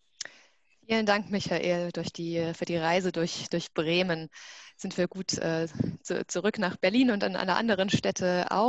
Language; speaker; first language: German; native; German